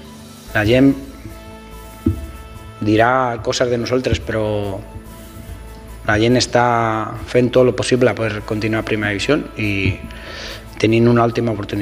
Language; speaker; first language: Spanish; non-native, local second language; Catalan